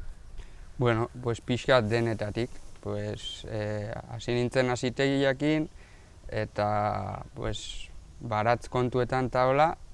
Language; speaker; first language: Basque; non-native, local second language; Spanish